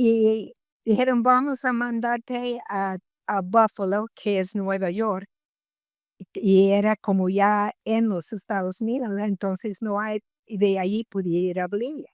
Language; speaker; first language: Spanish; non-native, fluent; English